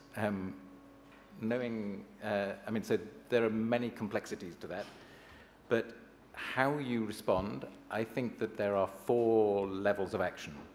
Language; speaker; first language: English; native; English